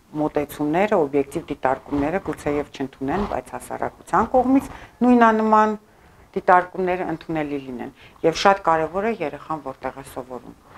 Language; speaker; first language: Armenian; early bilingual, heritage; Armenian